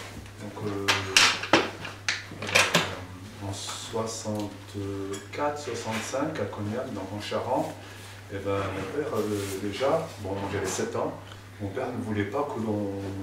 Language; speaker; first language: French; native; French